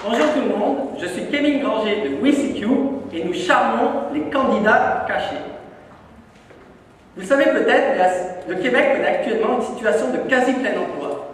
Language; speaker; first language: French; native; French